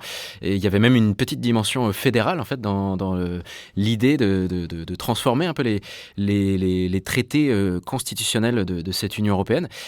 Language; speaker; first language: French; native; French